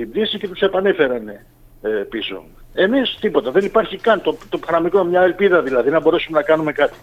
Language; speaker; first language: Greek; native; Greek